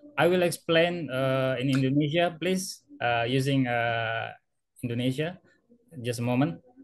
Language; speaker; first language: English; non-native, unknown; Indonesian